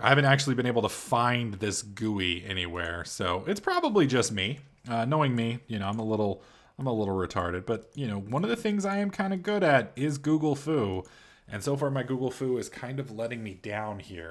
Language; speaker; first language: English; native; English